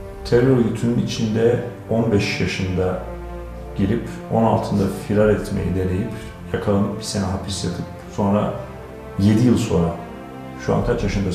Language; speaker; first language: Turkish; native; Turkish